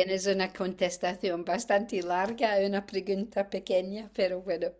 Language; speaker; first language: Spanish; non-native, fluent; English